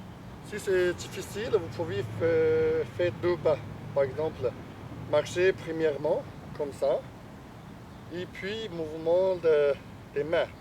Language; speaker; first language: French; non-native, learner; Chinese